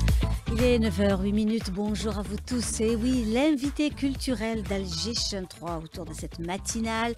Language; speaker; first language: French; native; French